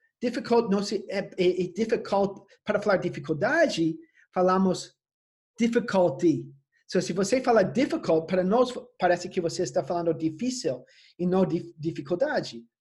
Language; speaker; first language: Portuguese; non-native, fluent; English